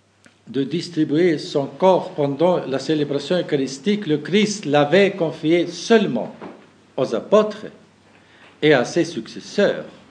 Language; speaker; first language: French; non-native, fluent; German